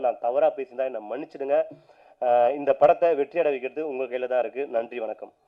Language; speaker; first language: Tamil; native; Tamil